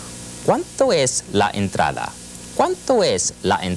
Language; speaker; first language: Spanish; non-native, fluent; English